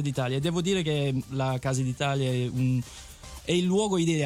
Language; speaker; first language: Italian; native; Italian